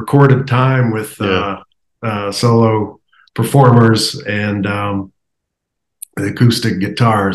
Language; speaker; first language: English; native; English